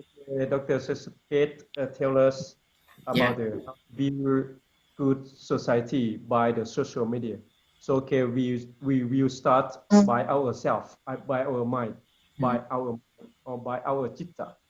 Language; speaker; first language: English; non-native, learner; Lao